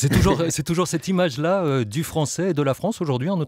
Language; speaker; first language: French; native; French